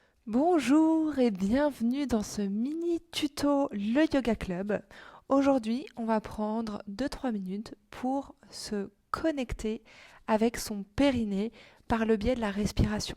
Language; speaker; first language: French; native; French